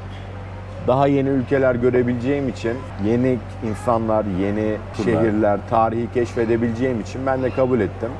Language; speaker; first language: Turkish; native; Turkish